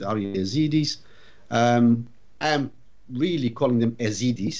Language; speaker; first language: English; non-native, fluent; Arabic